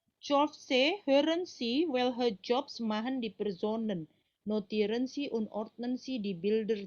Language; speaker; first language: German; non-native, learner; Indonesian